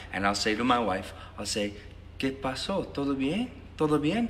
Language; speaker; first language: Spanish; non-native, learner; English